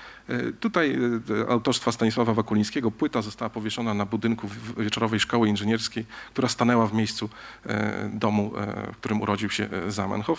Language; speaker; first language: Polish; native; Polish